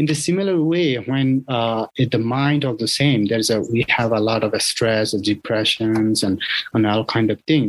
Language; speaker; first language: English; non-native, local second language; Bangla